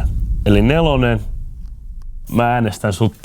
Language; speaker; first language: Finnish; native; Finnish